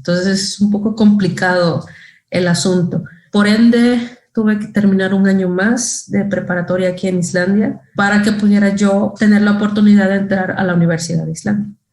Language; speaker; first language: Spanish; native; Spanish